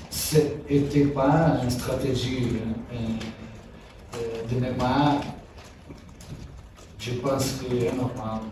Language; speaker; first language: French; non-native, learner; Portuguese